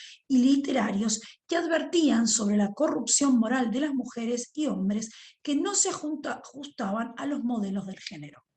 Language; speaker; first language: Spanish; native; Spanish